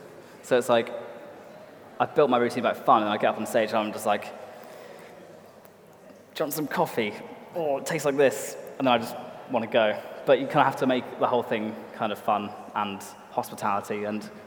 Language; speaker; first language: English; native; English